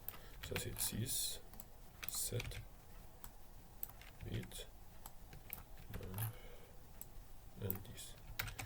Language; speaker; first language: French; non-native, fluent; Arabic